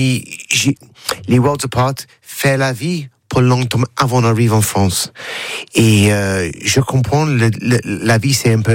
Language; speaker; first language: French; non-native, learner; English